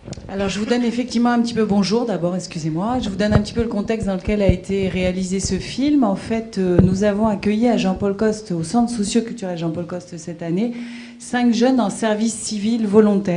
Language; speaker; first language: French; native; French